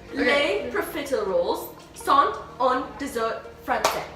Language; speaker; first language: French; non-native, learner; English